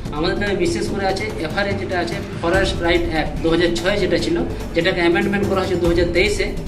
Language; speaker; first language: Bangla; non-native, local second language; Santali